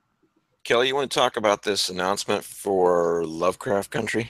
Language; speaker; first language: English; native; English